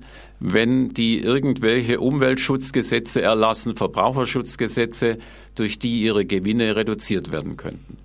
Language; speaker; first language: German; native; German